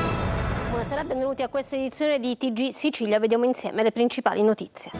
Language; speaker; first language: Italian; native; Italian